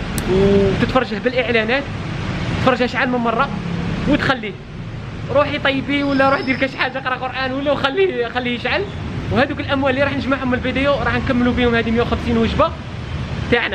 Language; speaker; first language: Arabic; native; Arabic